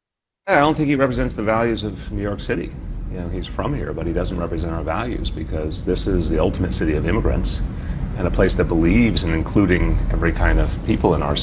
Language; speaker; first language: English; native; English